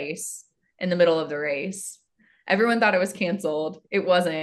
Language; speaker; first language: English; native; English